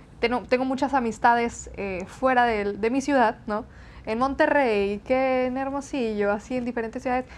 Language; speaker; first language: Spanish; native; Spanish